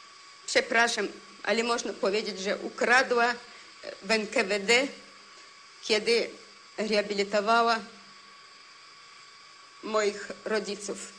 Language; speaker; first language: Polish; early bilingual, heritage; Polish